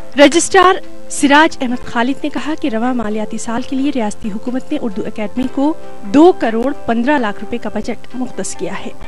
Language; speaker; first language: Urdu; native; Urdu